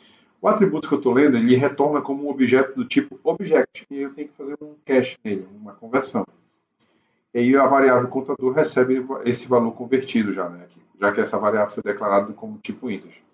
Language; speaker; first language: Portuguese; native; Portuguese